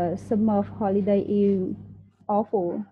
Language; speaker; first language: English; non-native, learner; Vietnamese